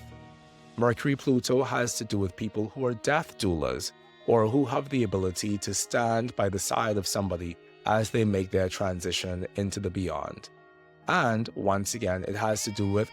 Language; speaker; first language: English; native; English